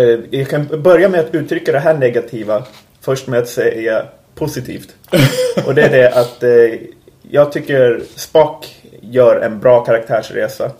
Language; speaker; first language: Swedish; native; Swedish